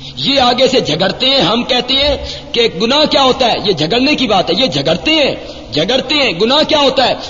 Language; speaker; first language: Urdu; non-native, local second language; Punjabi